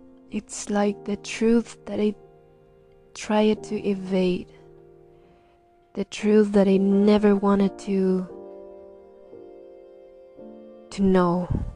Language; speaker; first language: English; non-native, fluent; Spanish